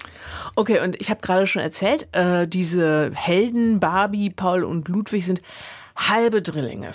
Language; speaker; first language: German; native; German